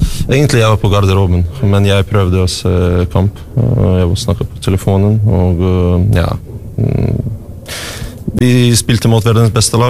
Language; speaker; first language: Norwegian; non-native, learner; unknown